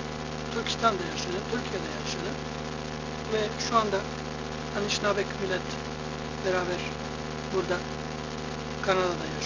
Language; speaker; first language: Turkish; non-native, fluent; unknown